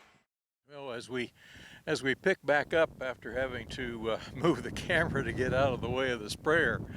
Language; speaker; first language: English; native; English